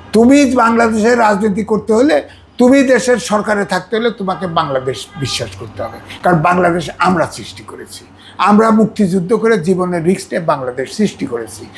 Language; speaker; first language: Bangla; native; Bangla